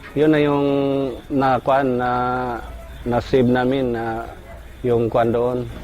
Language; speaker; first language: Filipino; non-native, local second language; Cebuano